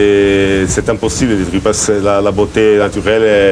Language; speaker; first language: French; non-native, fluent; Portuguese